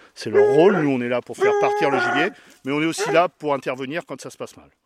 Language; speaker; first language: French; native; French